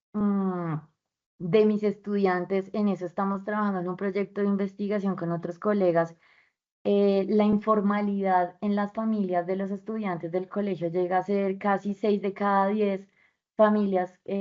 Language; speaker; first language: Spanish; native; Spanish